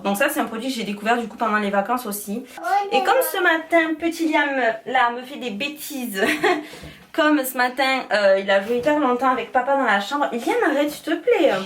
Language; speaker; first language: French; native; French